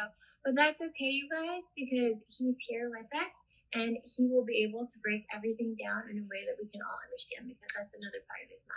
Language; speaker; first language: English; native; English